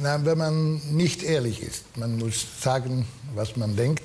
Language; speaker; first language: German; non-native, learner; Dutch